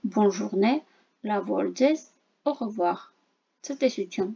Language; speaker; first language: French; non-native, fluent; Armenian